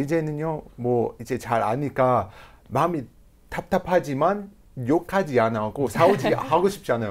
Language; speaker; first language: Korean; non-native, fluent; English